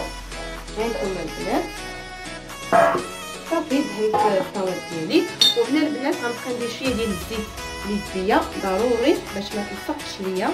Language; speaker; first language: Arabic; native; Arabic